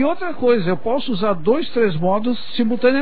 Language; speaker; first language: Portuguese; native; Portuguese